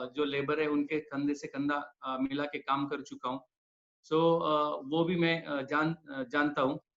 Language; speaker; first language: Hindi; non-native, local second language; Marathi